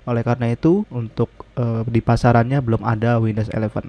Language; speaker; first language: Indonesian; native; Indonesian